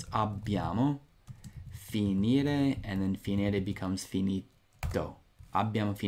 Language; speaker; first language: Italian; non-native, fluent; English